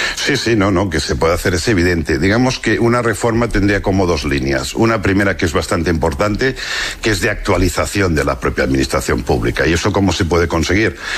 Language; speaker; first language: Spanish; non-native, local second language; Catalan